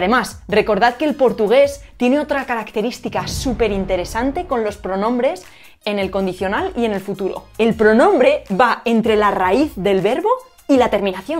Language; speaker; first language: Spanish; native; Spanish